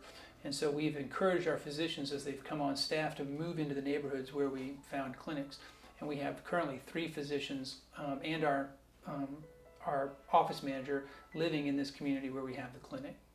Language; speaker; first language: English; native; English